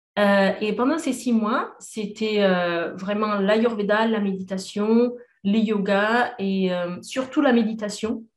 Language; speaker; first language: French; non-native, fluent; Portuguese